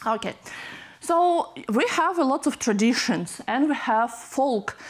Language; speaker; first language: English; non-native, fluent; Ukrainian